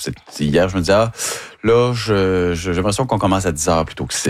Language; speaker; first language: French; native; French